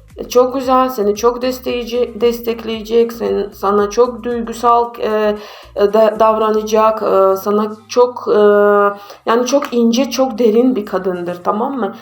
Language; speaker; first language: Turkish; non-native, fluent; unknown